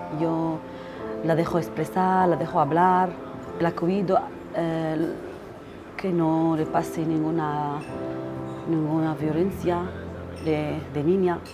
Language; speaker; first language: Spanish; non-native, learner; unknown